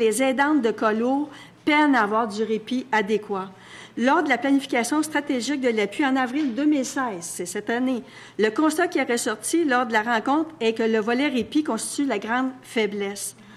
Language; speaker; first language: French; native; French